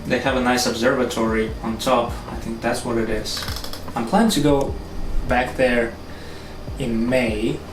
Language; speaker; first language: English; non-native, fluent; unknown